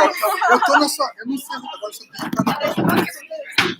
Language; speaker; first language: Portuguese; native; Portuguese